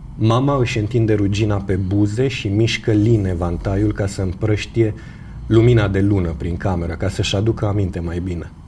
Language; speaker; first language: Romanian; native; Romanian